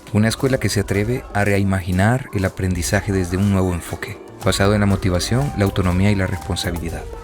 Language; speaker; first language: Spanish; native; Spanish